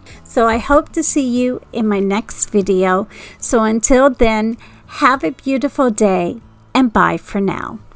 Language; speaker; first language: English; native; English